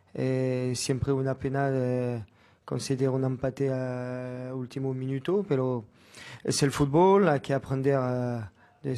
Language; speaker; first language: Spanish; non-native, fluent; French